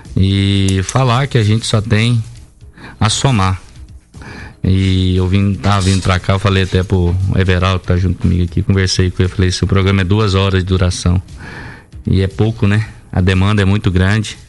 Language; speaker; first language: Portuguese; native; Portuguese